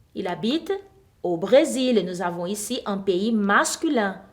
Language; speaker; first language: French; non-native, fluent; Portuguese